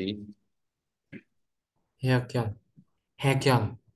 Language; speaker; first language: Korean; non-native, learner; Vietnamese